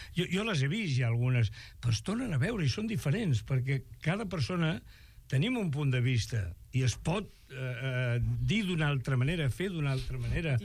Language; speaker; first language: Catalan; non-native, local second language; Spanish